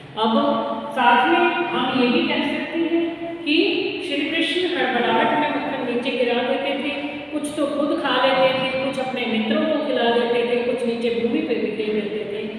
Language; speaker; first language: Hindi; native; Hindi